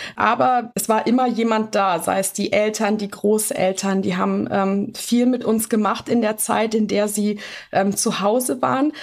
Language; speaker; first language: German; native; German